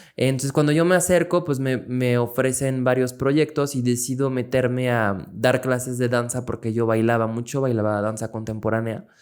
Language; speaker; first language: Spanish; non-native, fluent; French